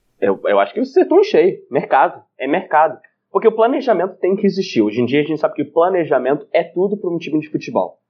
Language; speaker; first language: Portuguese; non-native, fluent; English